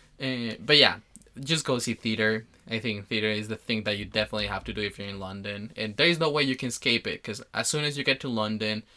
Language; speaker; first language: English; non-native, fluent; Spanish